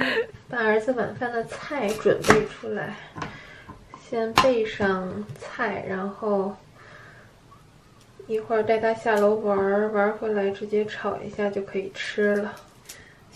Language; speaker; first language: Chinese; native; Chinese